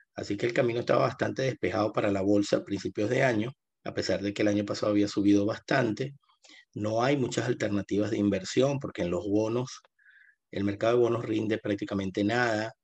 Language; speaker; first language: Spanish; native; Spanish